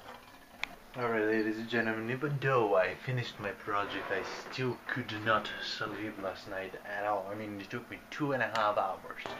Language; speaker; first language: English; non-native, fluent; Bulgarian